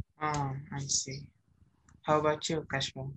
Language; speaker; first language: English; non-native, learner; Indonesian